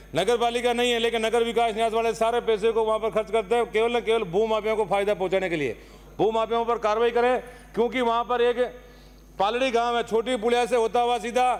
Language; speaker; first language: Hindi; native; Hindi